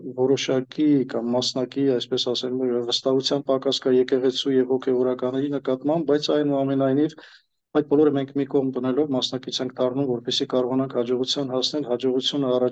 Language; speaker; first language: Armenian; native; Armenian